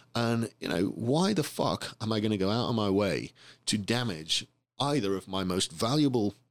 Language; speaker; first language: English; native; English